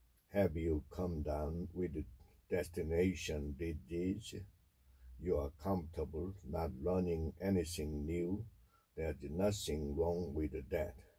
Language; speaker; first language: English; non-native, fluent; Korean